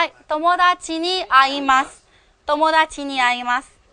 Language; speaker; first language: Japanese; non-native, learner; Burmese